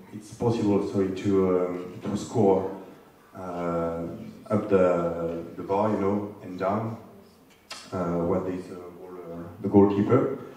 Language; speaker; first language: English; non-native, fluent; French